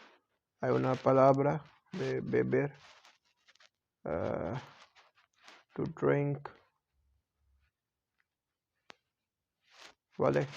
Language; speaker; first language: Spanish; non-native, learner; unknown